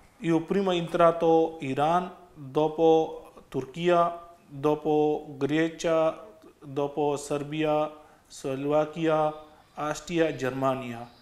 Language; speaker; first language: Italian; non-native, learner; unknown